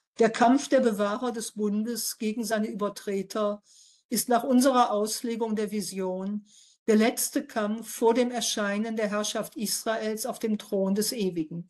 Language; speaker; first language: German; native; German